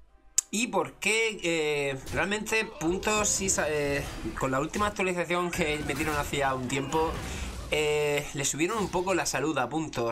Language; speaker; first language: Spanish; native; Spanish